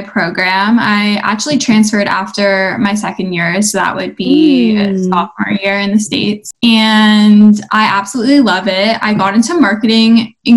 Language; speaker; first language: English; native; English